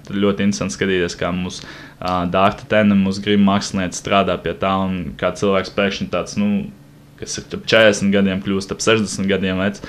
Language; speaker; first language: Latvian; non-native, local second language; Russian